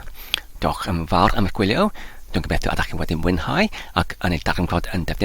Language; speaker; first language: Welsh; non-native, learner; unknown